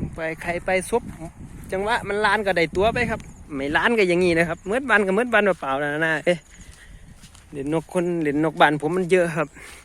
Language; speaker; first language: Thai; native; Thai